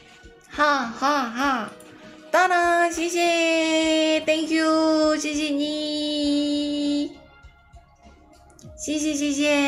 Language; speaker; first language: Chinese; non-native, learner; Korean